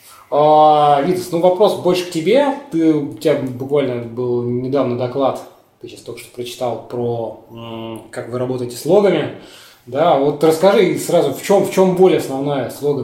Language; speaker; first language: Russian; native; Russian